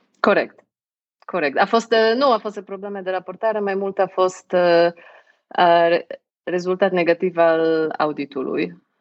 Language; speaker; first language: Romanian; non-native, fluent; Polish